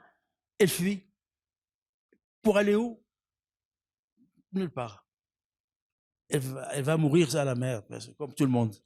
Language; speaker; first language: French; non-native, local second language; Arabic